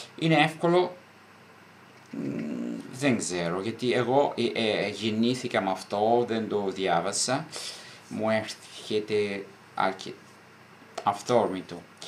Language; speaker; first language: Greek; non-native, fluent; Italian